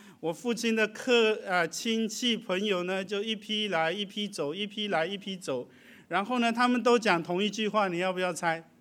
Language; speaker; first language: Chinese; early bilingual, heritage; Chinese